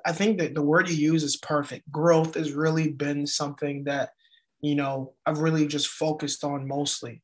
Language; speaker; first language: English; early bilingual, other home language; Haitian Creole